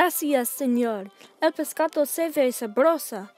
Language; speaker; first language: Spanish; non-native, learner; English